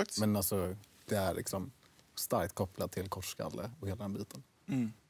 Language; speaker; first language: Swedish; native; Swedish